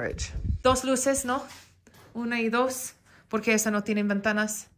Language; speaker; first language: Spanish; non-native, learner; English